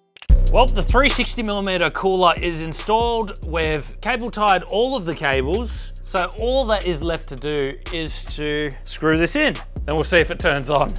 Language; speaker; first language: English; native; English